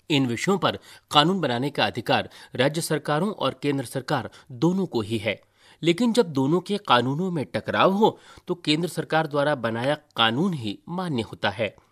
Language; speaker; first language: Hindi; native; Hindi